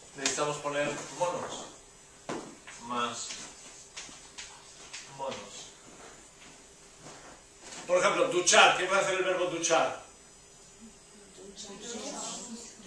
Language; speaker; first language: Spanish; non-native, fluent; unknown